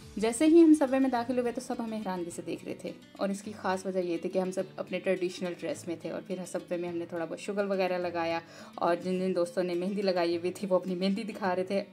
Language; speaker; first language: Urdu; native; Urdu